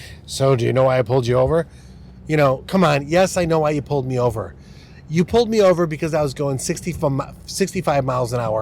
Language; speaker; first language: English; native; English